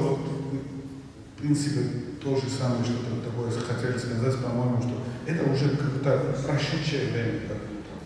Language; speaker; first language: Russian; non-native, fluent; Georgian